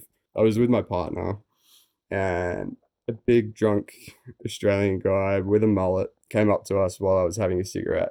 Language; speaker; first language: English; native; English